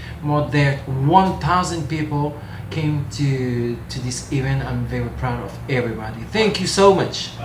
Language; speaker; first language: English; non-native, local second language; French